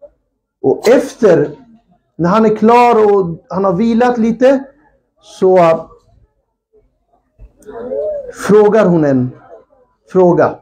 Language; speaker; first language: Swedish; non-native, local second language; Urdu